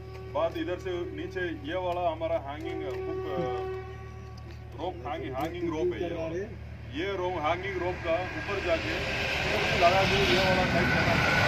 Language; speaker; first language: Hindi; non-native, local second language; Tamil